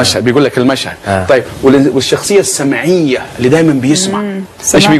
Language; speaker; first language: Arabic; native; Arabic